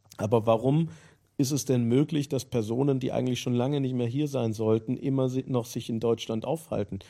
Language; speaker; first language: German; native; German